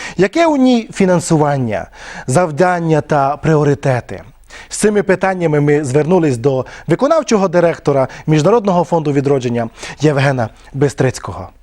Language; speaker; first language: Ukrainian; non-native, local second language; Romany